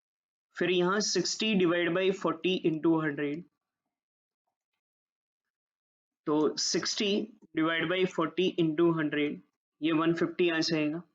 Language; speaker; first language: Hindi; native; Hindi